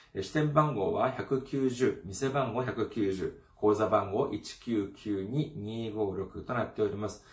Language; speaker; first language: Japanese; non-native, fluent; Korean